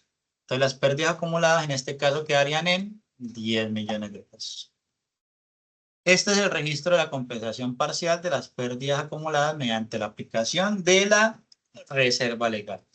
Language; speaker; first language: Spanish; native; Spanish